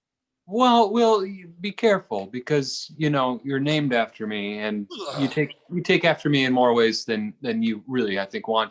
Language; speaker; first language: English; native; English